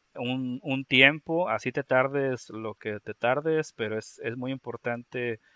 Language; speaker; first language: Spanish; native; Spanish